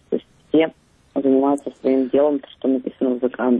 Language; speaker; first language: Russian; native; Russian